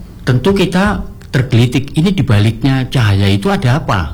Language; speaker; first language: Indonesian; native; Indonesian